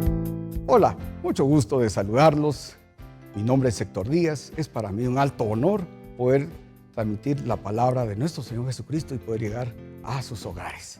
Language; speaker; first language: Spanish; native; Spanish